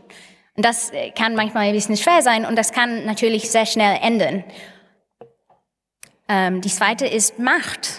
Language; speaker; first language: German; non-native, fluent; English